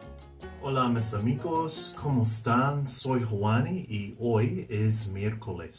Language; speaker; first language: Spanish; non-native, fluent; English